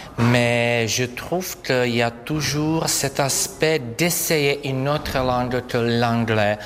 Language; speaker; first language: French; non-native, fluent; Czech